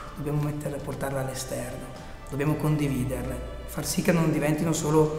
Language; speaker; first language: Italian; native; Italian